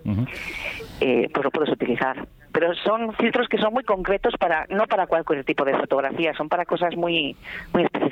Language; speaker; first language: Spanish; native; Spanish